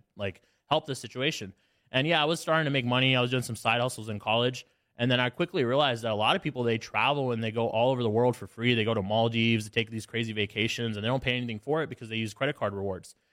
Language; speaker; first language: English; native; English